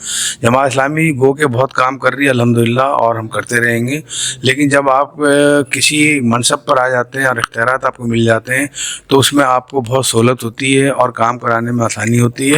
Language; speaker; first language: Urdu; native; Urdu